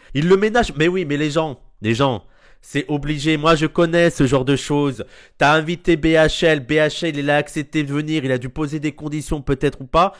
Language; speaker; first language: French; native; French